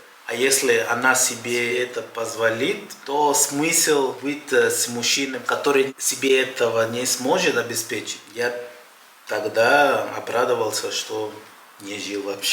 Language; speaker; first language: Russian; non-native, fluent; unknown